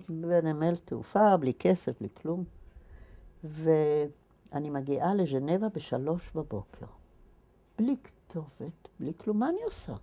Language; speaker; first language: Hebrew; native; Hebrew